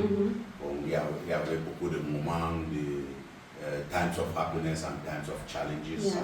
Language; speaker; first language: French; non-native, local second language; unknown